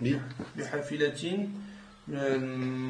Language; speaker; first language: Arabic; non-native, learner; French